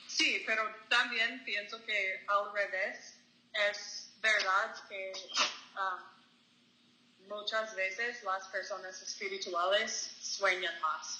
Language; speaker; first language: Spanish; non-native, learner; English